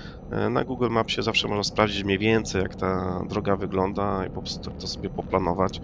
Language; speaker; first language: Polish; native; Polish